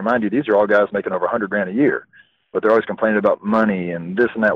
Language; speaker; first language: English; native; English